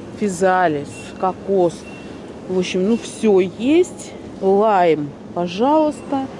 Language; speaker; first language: Russian; native; Russian